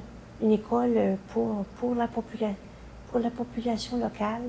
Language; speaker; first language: French; native; French